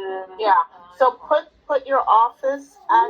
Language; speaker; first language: English; native; English